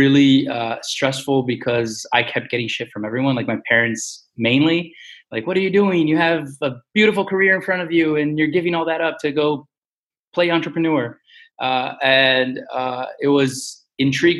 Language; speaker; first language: English; early bilingual, other home language; Portuguese